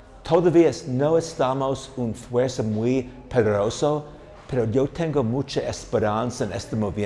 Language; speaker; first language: Spanish; non-native, fluent; English